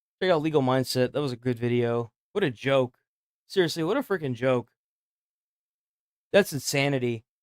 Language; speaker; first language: English; native; English